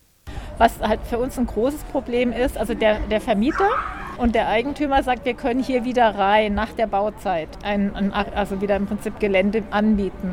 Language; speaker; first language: German; native; German